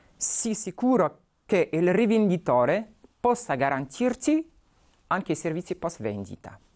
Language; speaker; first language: Italian; non-native, fluent; Arabic